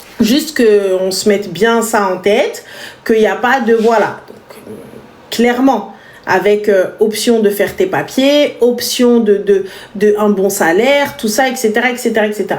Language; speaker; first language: French; native; French